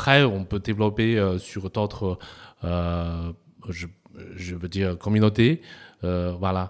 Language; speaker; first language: French; non-native, fluent; Chinese